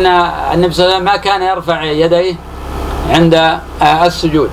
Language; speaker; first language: Arabic; native; Arabic